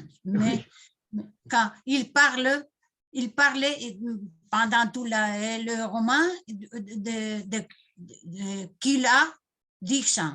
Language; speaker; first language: French; non-native, fluent; Spanish